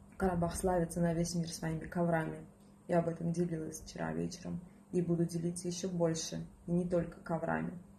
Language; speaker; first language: Russian; non-native, local second language; Azerbaijani